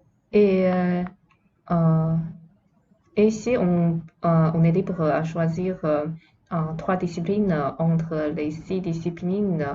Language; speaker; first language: French; non-native, fluent; Chinese